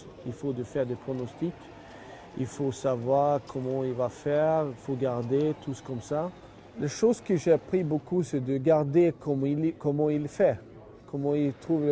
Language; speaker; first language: French; non-native, fluent; Swedish